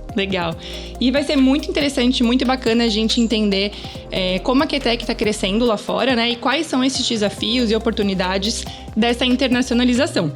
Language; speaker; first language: Portuguese; native; Portuguese